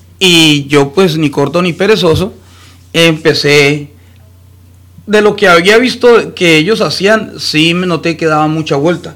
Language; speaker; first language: Spanish; native; Spanish